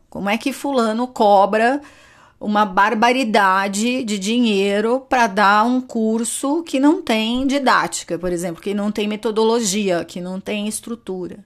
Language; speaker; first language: Portuguese; native; Portuguese